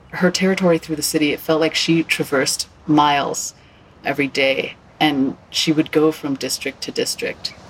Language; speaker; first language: English; non-native, local second language; Cantonese